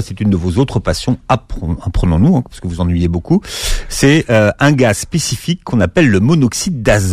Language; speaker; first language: French; native; French